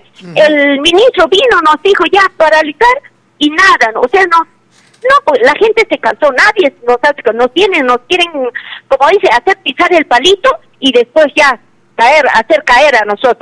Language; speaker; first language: Spanish; native; Spanish